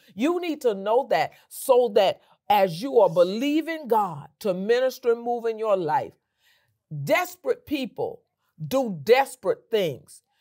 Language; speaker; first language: English; native; English